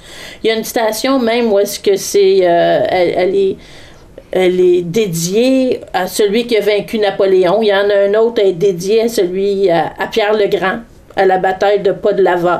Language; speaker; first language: French; native; French